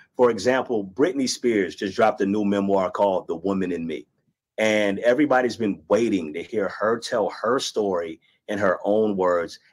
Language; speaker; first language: English; native; English